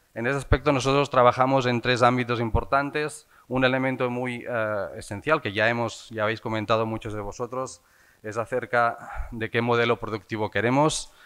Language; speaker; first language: Spanish; non-native, local second language; Catalan